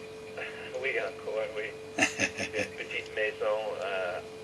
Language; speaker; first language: French; non-native, fluent; English